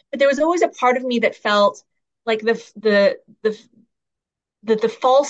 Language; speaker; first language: English; early bilingual, other home language; Persian